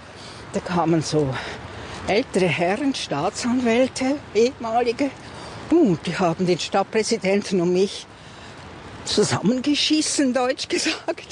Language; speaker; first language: German; native; German